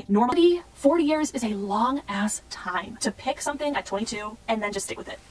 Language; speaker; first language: English; native; English